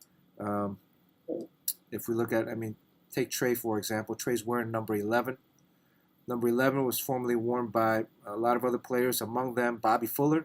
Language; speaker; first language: English; native; English